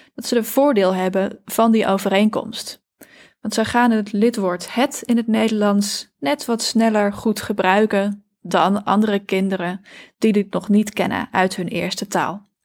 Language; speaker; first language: Dutch; native; Dutch